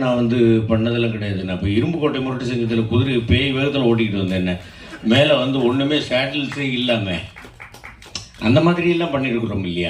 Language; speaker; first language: Tamil; native; Tamil